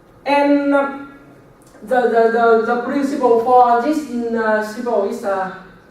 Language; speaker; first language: English; non-native, learner; Vietnamese